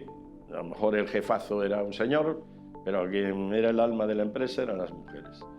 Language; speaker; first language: Spanish; native; Spanish